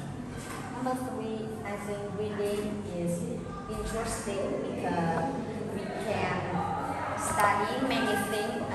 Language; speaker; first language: English; non-native, learner; Vietnamese